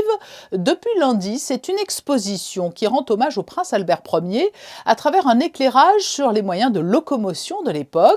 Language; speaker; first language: French; native; French